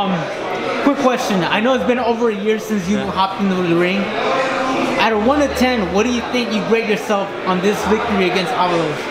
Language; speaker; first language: English; native; English